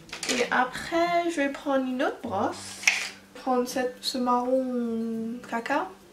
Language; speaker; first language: French; early bilingual, heritage; French